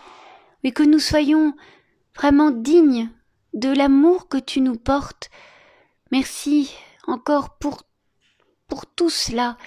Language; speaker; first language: French; native; French